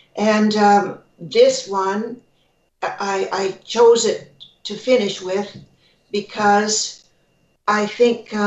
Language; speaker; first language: English; native; English